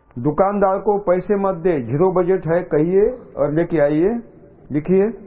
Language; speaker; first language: Hindi; non-native, local second language; Marathi